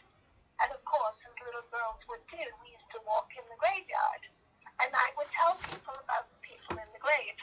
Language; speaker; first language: English; native; English